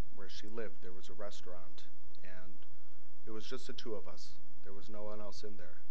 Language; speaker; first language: English; native; English